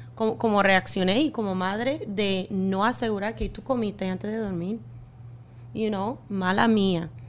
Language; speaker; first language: Spanish; non-native, fluent; English